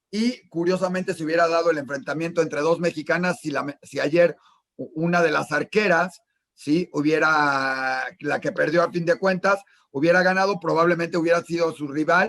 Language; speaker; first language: Spanish; native; Spanish